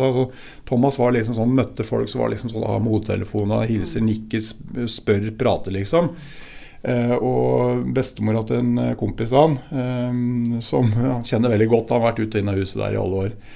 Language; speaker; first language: Norwegian; native; Norwegian